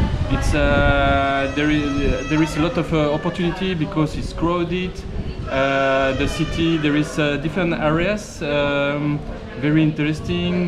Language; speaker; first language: English; non-native, learner; French